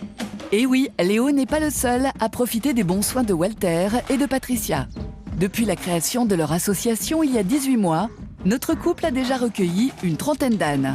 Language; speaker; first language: French; native; French